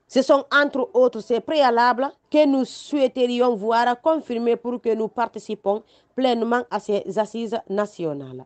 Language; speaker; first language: French; non-native, local second language; Fula